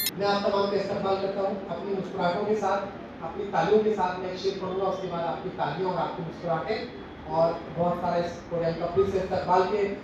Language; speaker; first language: Urdu; native; Urdu